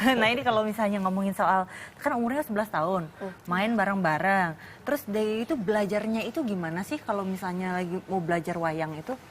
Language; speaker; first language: Indonesian; native; Indonesian